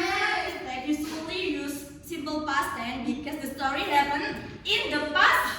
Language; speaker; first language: English; non-native, learner; Indonesian